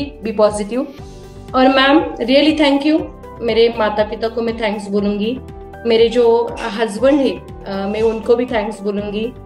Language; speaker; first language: Hindi; native; Hindi